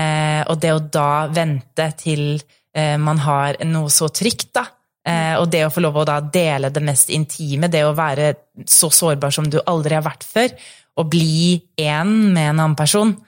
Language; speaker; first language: Norwegian; native; Norwegian